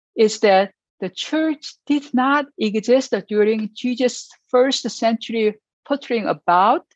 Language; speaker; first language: English; non-native, fluent; Korean